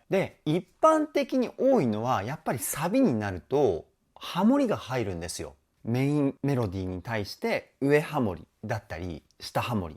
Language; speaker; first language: Japanese; native; Japanese